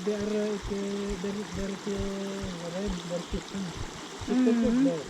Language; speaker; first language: Norwegian; early bilingual, other home language; Filipino